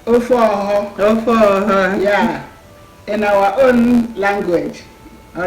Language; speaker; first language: English; non-native, local second language; Igbo